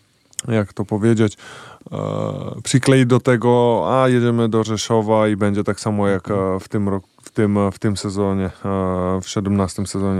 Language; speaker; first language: Polish; non-native, fluent; Czech